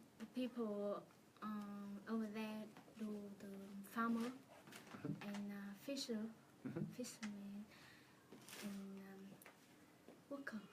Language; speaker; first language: English; non-native, learner; Vietnamese